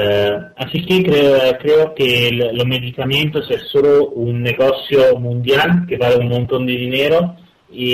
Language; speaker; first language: Spanish; non-native, fluent; Italian